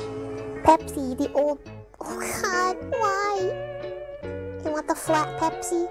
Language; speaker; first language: English; native; English